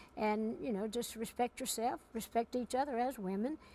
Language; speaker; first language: English; native; English